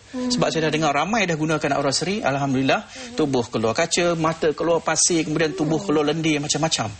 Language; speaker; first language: Malay; native; Malay